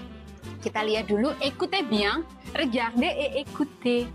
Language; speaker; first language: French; non-native, fluent; Indonesian